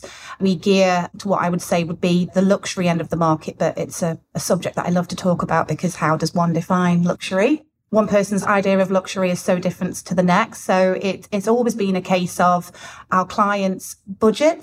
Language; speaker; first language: English; native; English